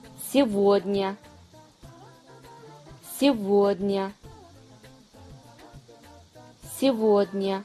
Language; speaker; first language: Russian; non-native, fluent; Kazakh